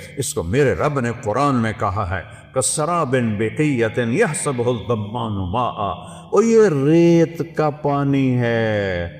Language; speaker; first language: Urdu; non-native, local second language; Saraiki